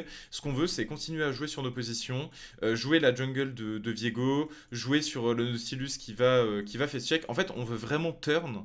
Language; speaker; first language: French; native; French